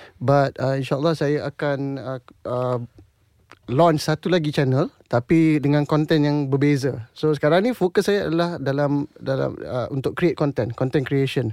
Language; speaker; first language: Malay; non-native, local second language; English